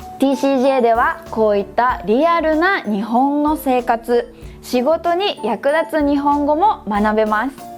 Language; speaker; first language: Japanese; native; Japanese